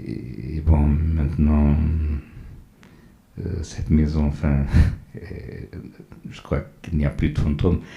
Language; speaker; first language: French; non-native, fluent; Portuguese